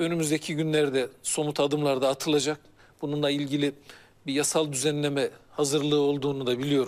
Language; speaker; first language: Turkish; native; Turkish